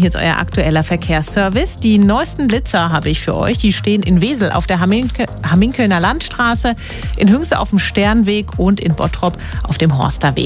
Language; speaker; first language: German; native; German